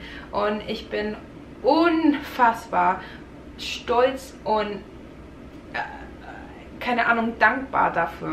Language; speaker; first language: German; non-native, fluent; English